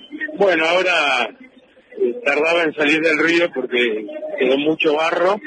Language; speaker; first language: Spanish; native; Spanish